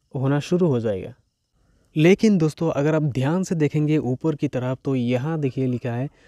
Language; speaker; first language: Hindi; non-native, local second language; Bangla